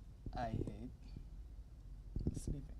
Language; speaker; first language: English; non-native, learner; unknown